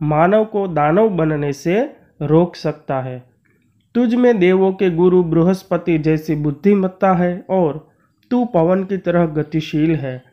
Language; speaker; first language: Hindi; non-native, local second language; Gujarati